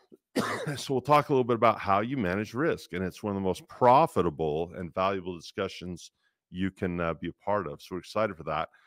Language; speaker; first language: English; native; English